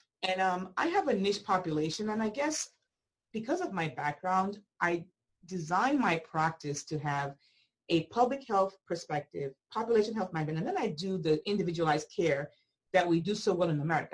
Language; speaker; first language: English; non-native, local second language; Igbo